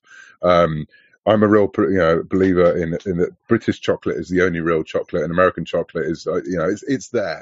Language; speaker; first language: English; native; English